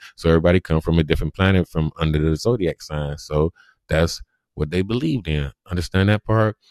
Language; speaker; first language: English; native; English